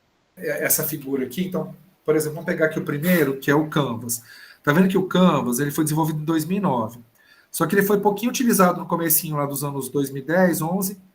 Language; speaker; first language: Portuguese; native; Portuguese